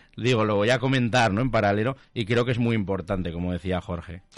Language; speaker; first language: Spanish; native; Spanish